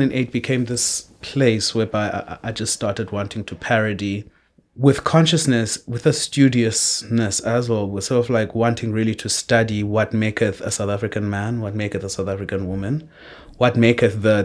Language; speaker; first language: English; non-native, local second language; Xhosa